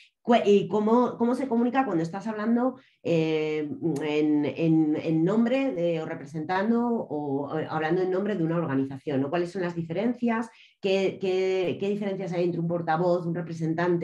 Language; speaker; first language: Spanish; native; Spanish